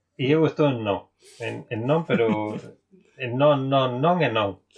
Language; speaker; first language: Spanish; non-native, local second language; Galician